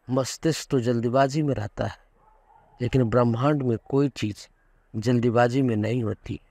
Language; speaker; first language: Hindi; non-native, local second language; Kannada